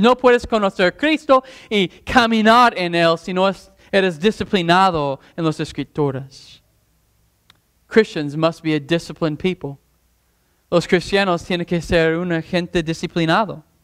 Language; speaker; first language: Spanish; non-native, fluent; English